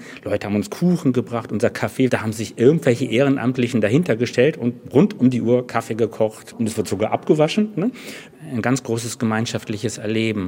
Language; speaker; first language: German; native; German